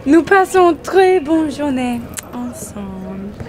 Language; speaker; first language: French; non-native, learner; English